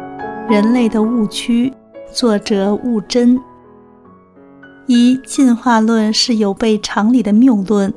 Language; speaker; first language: Chinese; native; Chinese